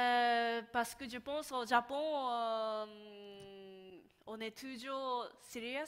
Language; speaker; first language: French; non-native, learner; Japanese